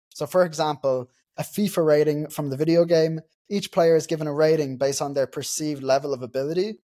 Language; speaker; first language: English; native; English